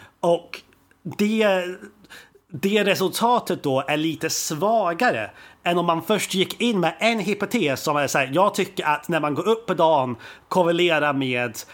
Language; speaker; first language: Swedish; native; Swedish